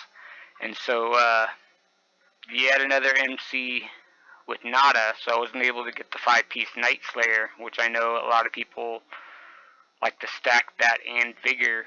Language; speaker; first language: English; native; English